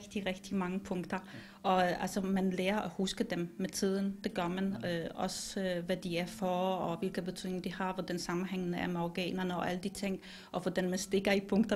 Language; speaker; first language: Danish; non-native, fluent; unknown